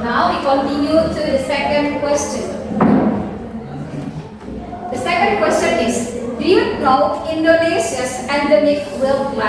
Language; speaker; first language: English; non-native, learner; Indonesian